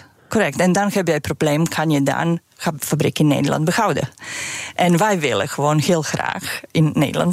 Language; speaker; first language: Dutch; non-native, fluent; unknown